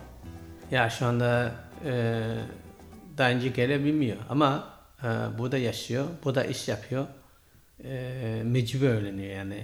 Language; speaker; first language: Turkish; non-native, learner; Chinese